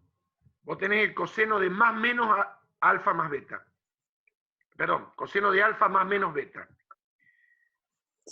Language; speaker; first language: Spanish; native; Spanish